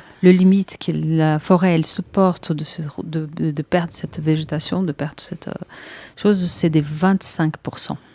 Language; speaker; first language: French; non-native, fluent; Portuguese